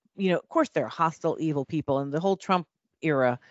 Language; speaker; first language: English; native; English